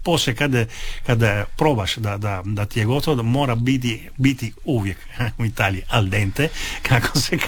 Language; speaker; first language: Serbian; early bilingual, heritage; Italian